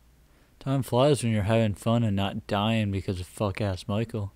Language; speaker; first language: English; native; English